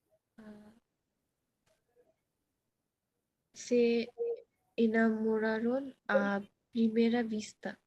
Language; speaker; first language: Spanish; non-native, learner; Bangla